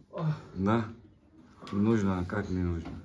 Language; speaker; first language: Russian; non-native, learner; Turkish